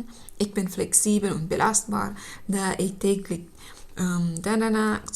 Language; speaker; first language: German; non-native, learner; Filipino